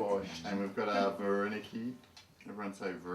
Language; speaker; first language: English; native; English